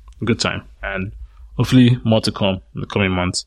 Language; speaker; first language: English; non-native, local second language; Yoruba